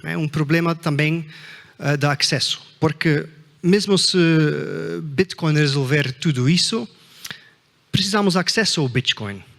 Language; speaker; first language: Portuguese; non-native, fluent; Dutch